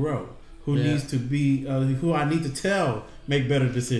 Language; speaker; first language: English; native; English